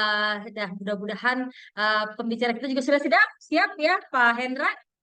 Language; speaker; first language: Indonesian; native; Indonesian